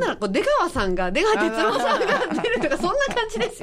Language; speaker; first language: Japanese; native; Japanese